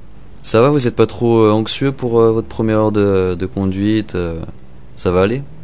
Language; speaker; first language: French; native; French